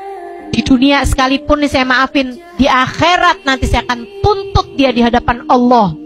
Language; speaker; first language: Indonesian; native; Indonesian